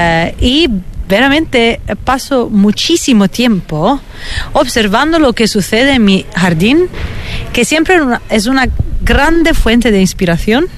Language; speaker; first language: Spanish; non-native, fluent; Italian